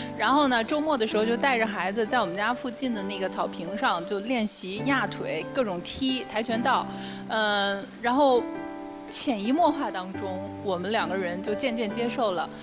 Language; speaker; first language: Chinese; native; Chinese